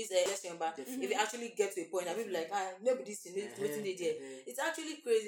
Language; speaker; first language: English; non-native, local second language; Igbo